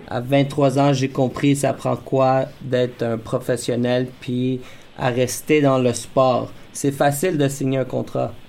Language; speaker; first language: French; native; French